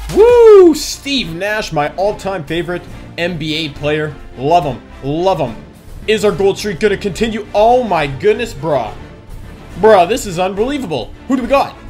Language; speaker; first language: English; native; English